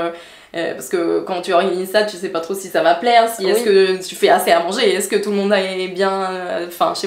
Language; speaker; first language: French; native; French